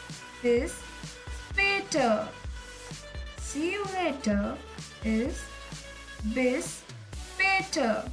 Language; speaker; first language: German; non-native, learner; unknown